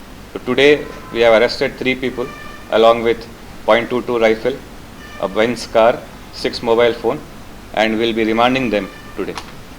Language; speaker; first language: English; non-native, local second language; Telugu